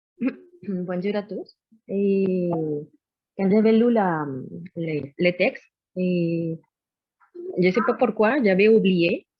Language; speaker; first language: French; non-native, learner; Spanish